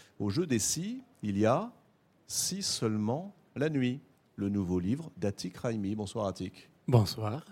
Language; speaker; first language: French; native; French